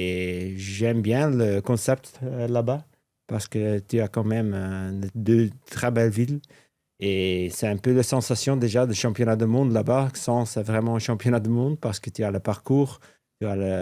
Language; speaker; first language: French; non-native, local second language; Dutch